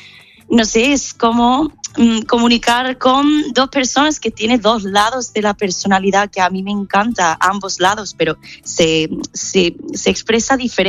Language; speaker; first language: Spanish; non-native, fluent; English